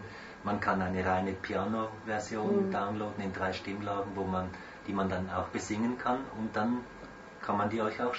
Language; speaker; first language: German; native; German